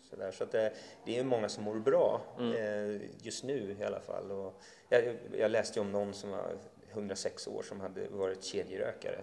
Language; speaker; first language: Swedish; early bilingual, other home language; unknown